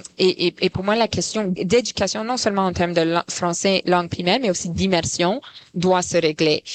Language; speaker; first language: French; non-native, local second language; English